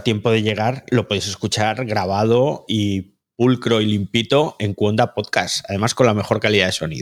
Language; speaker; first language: Spanish; native; Spanish